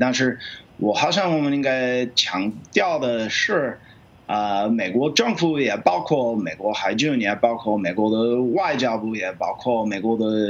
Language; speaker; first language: Chinese; non-native, fluent; English